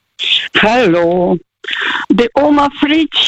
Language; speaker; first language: German; non-native, learner; Russian